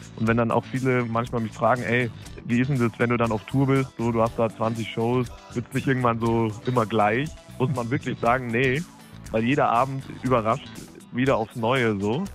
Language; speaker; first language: German; native; German